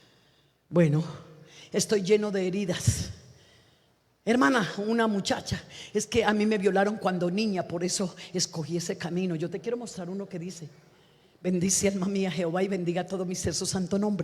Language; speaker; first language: Spanish; native; Spanish